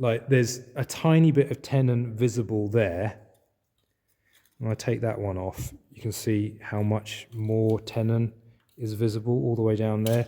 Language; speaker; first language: English; native; English